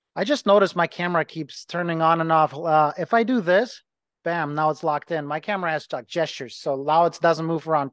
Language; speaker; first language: English; non-native, fluent; Ukrainian